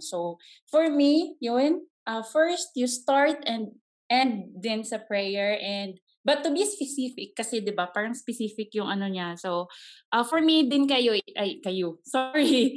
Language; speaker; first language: English; non-native, local second language; Cebuano